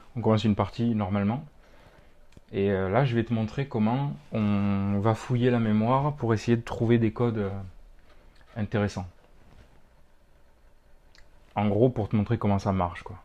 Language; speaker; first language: French; native; French